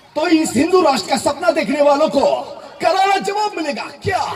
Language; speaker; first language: Hindi; native; Hindi